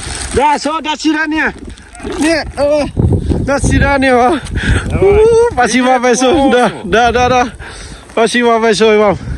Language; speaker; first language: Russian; non-native, learner; Lao